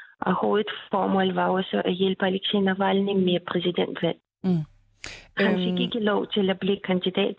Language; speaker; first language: Danish; non-native, fluent; Russian